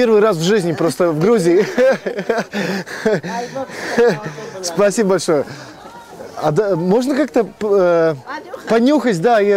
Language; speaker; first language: Russian; non-native, local second language; Latvian